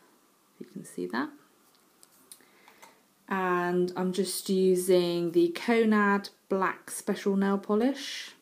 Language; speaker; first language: English; native; English